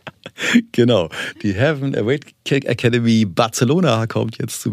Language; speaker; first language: German; native; German